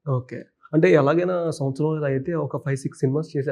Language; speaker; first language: Telugu; native; Telugu